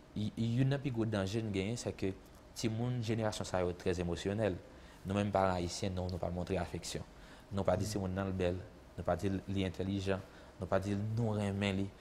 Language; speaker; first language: French; native; French